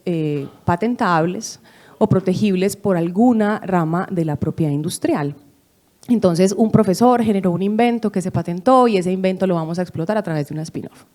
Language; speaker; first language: Spanish; native; Spanish